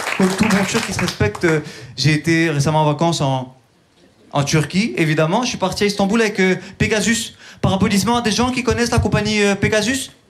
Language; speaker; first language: French; early bilingual, other home language; Turkish